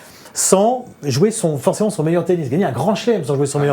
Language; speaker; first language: French; native; French